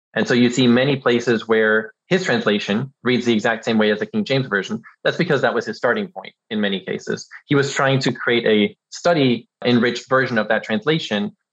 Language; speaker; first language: English; early bilingual, other home language; German